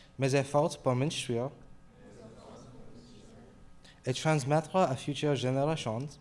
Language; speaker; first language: French; non-native, learner; English